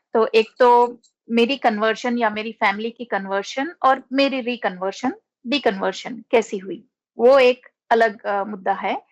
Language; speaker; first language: Hindi; non-native, local second language; Telugu